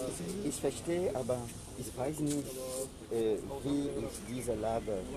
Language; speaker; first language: German; non-native, learner; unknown